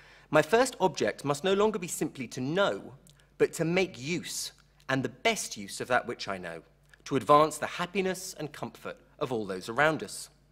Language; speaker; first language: English; native; English